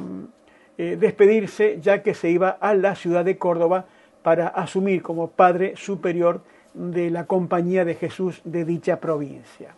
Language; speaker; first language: Spanish; native; Spanish